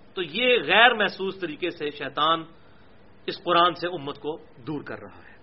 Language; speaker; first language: Urdu; non-native, local second language; Punjabi